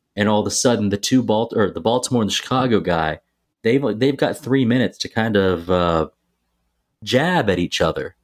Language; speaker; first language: English; native; English